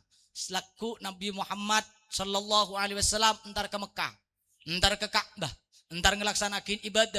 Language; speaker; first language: Indonesian; non-native, local second language; Madurese